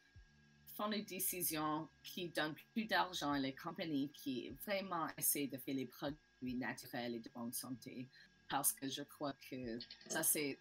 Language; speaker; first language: French; non-native, local second language; English